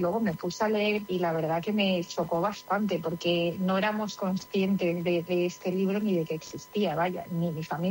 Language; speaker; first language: Spanish; native; Spanish